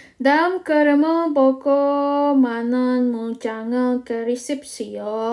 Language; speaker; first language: Korean; non-native, fluent; Indonesian